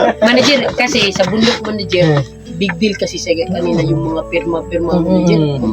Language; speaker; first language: Filipino; non-native, local second language; Cebuano